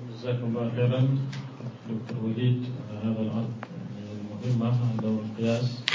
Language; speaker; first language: Arabic; non-native, fluent; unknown